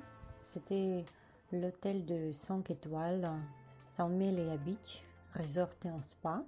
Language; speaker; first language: French; non-native, learner; Russian